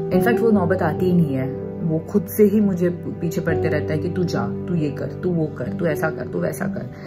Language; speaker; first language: Hindi; non-native, local second language; Marathi